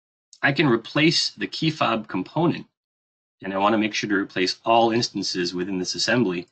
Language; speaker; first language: English; native; English